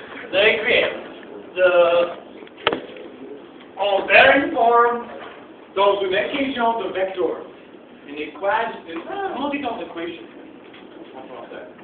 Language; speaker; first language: French; non-native, learner; English